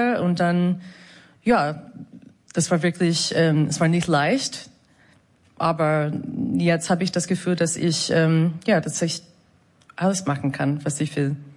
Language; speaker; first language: German; non-native, fluent; English